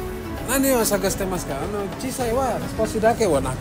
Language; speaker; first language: Japanese; non-native, learner; Indonesian